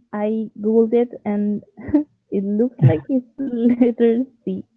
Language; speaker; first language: English; non-native, learner; Spanish